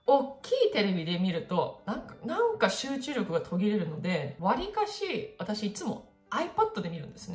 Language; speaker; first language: Japanese; native; Japanese